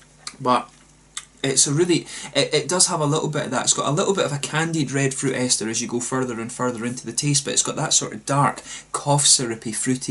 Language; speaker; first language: English; native; English